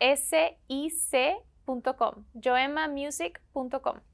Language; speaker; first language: Spanish; native; Spanish